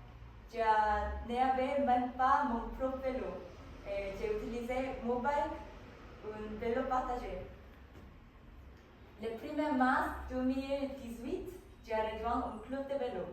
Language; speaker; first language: French; non-native, learner; Korean